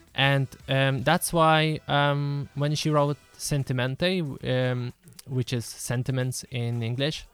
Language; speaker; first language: English; early bilingual, other home language; Lithuanian